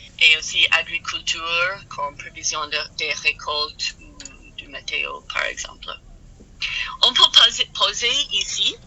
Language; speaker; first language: French; non-native, learner; English